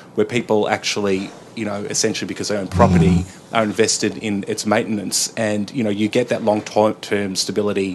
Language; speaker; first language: English; native; English